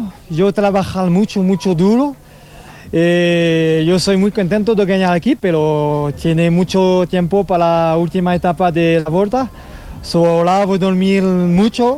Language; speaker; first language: Spanish; non-native, learner; French